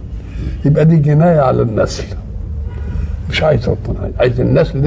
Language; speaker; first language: Arabic; native; Arabic